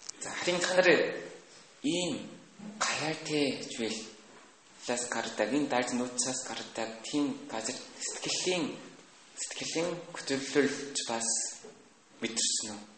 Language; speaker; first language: Mongolian; non-native, learner; Korean